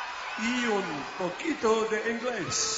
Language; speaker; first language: Spanish; non-native, learner; English